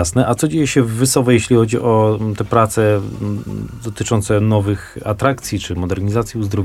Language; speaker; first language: Polish; native; Polish